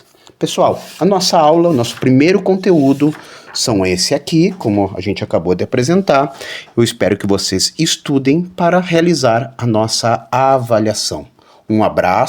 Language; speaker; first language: Portuguese; native; Portuguese